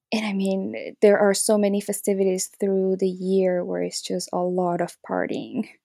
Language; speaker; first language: English; early bilingual, other home language; Spanish